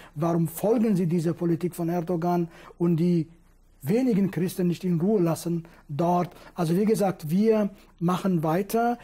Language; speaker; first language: German; non-native, fluent; Kurdish